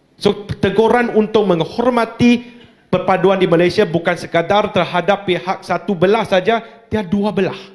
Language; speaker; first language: Malay; non-native, local second language; Chinese